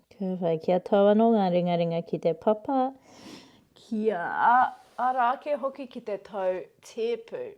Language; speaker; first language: Māori; non-native, local second language; English